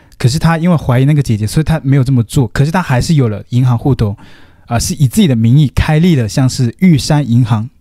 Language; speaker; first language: Chinese; native; Chinese